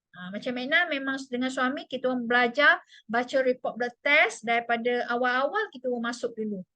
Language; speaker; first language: Malay; non-native, local second language; Chinese